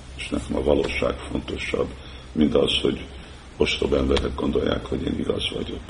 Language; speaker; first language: Hungarian; early bilingual, heritage; Hungarian